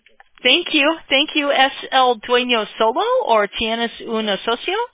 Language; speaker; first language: Spanish; non-native, learner; English